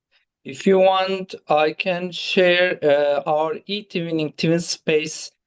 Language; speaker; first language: English; non-native, fluent; Turkish